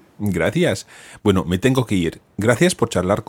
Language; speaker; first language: Spanish; non-native, fluent; English